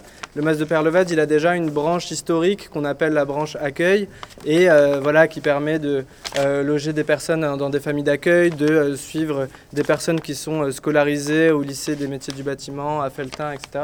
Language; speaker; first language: French; native; French